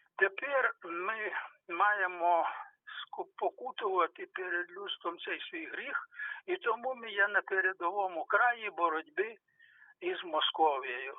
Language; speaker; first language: Ukrainian; native; Ukrainian